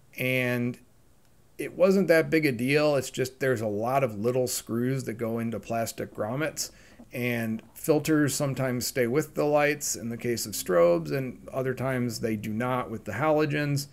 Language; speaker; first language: English; native; English